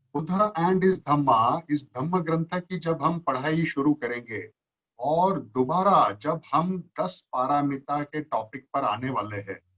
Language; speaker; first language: Hindi; non-native, local second language; Marathi